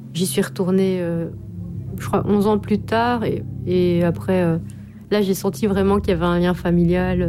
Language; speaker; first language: French; native; French